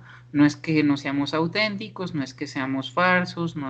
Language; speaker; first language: Spanish; native; Spanish